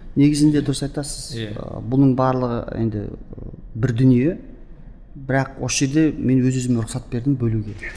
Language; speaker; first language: Kazakh; early bilingual, heritage; Kazakh